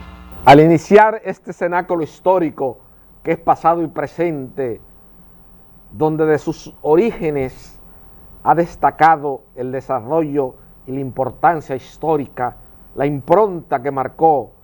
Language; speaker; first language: Spanish; native; Spanish